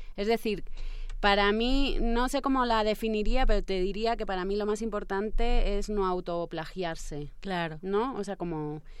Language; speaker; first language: Spanish; native; Spanish